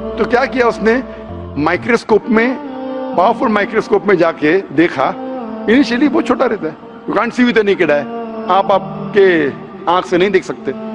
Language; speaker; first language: Hindi; non-native, local second language; Konkani